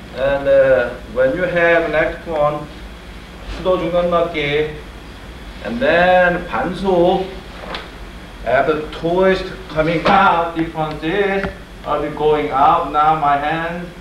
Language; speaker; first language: English; non-native, fluent; Korean